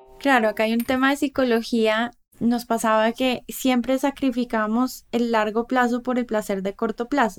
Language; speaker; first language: Spanish; native; Spanish